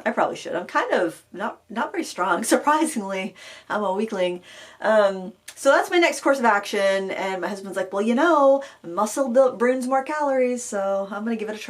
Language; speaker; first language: English; native; English